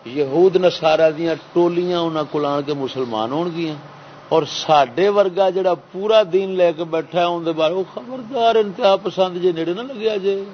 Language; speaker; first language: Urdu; non-native, local second language; Saraiki